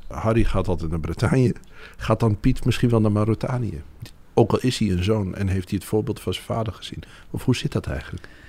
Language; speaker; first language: Dutch; native; Dutch